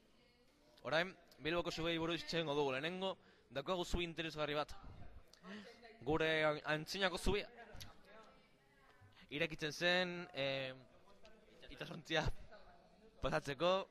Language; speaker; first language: Basque; non-native, local second language; Spanish